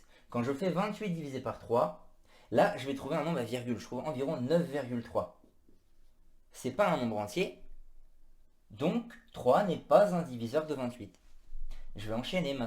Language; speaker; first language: French; native; French